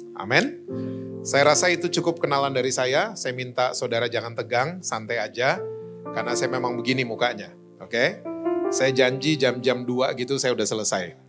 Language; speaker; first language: Indonesian; native; Indonesian